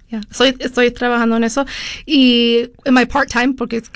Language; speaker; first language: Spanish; early bilingual, heritage; Spanish